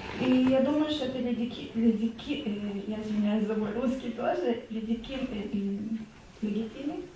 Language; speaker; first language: Russian; non-native, learner; Hebrew